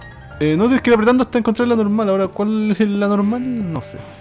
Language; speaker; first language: Spanish; native; Spanish